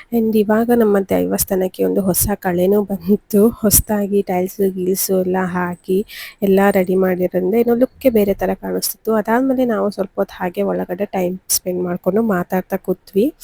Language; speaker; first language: Kannada; non-native, local second language; Tulu